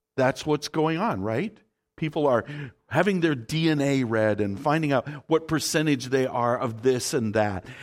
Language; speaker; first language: English; native; English